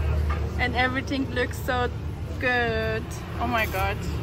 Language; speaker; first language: English; non-native, learner; German